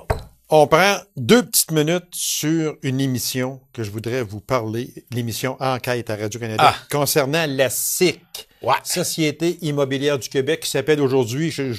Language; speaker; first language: French; native; French